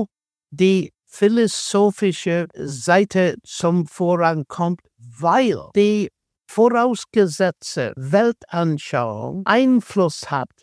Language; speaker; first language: German; non-native, fluent; English